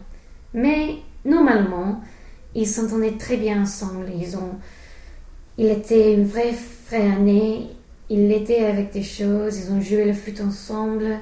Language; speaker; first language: French; non-native, learner; English